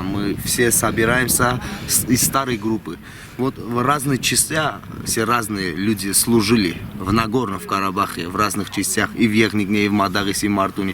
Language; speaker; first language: Russian; non-native, local second language; Armenian